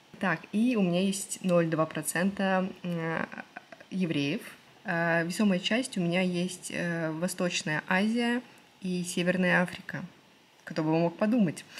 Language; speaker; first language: Russian; native; Russian